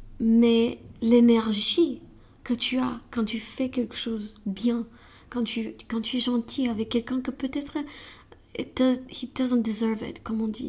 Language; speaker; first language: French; non-native, learner; Romanian